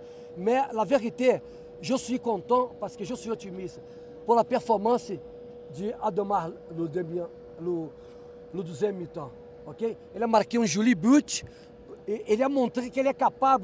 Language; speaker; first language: French; non-native, fluent; Portuguese